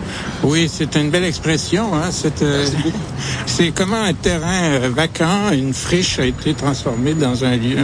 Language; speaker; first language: French; native; French